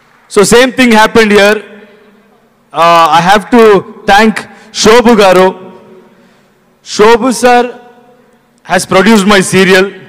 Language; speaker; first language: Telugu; non-native, learner; Kannada